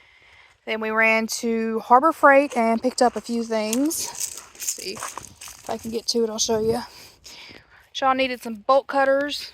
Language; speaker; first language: English; native; English